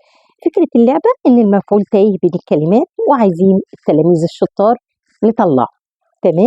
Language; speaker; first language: Arabic; native; Arabic